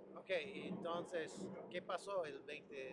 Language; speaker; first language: Spanish; non-native, fluent; English